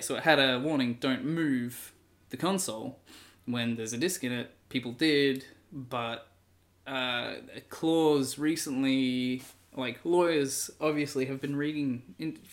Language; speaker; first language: English; native; English